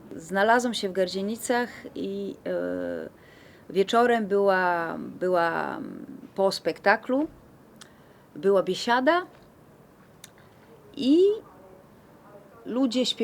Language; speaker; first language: Polish; non-native, fluent; Bulgarian